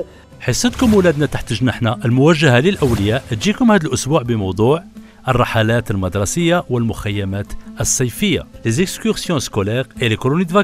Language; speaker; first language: Arabic; native; Arabic